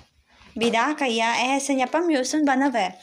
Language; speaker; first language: Turkish; non-native, learner; Filipino